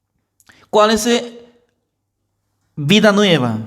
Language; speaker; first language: Spanish; non-native, fluent; Korean